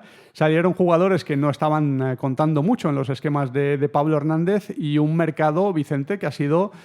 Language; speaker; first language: Spanish; native; Spanish